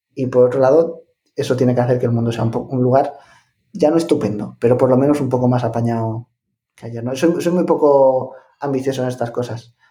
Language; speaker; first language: Spanish; native; Spanish